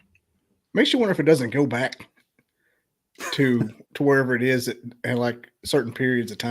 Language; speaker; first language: English; native; English